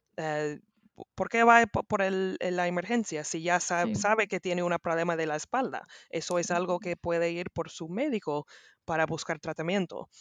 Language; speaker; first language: Spanish; non-native, learner; English